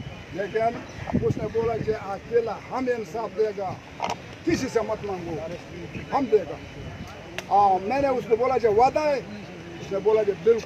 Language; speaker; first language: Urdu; non-native, local second language; Pashto